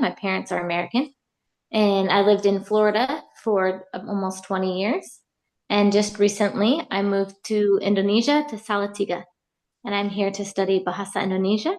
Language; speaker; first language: English; early bilingual, heritage; English